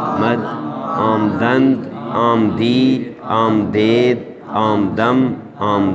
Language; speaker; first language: Persian; non-native, fluent; Urdu